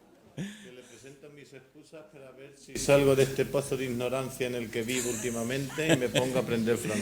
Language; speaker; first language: Spanish; native; Spanish